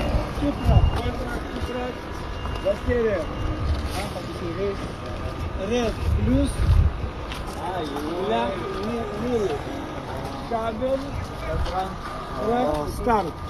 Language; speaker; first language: English; non-native, learner; Russian